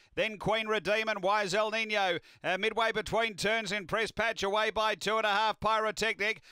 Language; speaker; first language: English; native; English